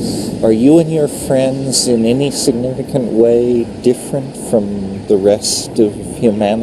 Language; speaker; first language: English; native; English